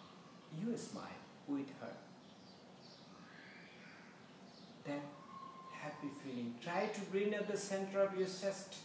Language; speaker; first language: English; non-native, fluent; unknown